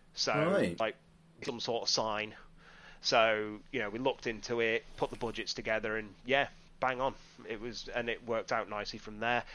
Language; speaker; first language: English; native; English